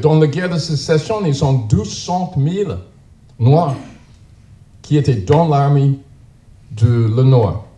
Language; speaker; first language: French; non-native, learner; English